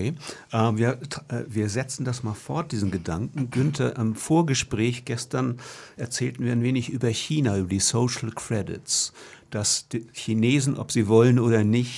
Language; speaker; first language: German; native; German